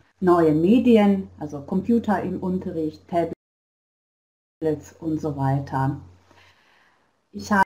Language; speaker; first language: German; non-native, fluent; Slovenian